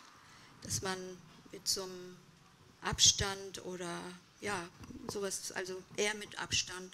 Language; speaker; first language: German; early bilingual, other home language; Kurdish